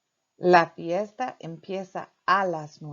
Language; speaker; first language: Spanish; non-native, fluent; English